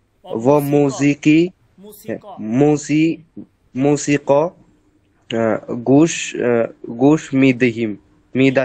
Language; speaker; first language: Persian; non-native, learner; Bangla